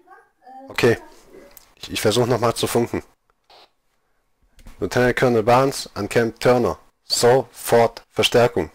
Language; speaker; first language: German; native; German